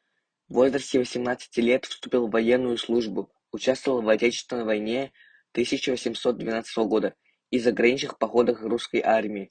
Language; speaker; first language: Russian; non-native, local second language; Yakut